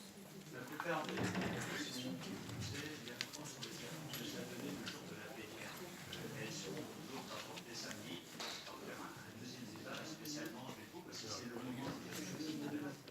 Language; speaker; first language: French; native; French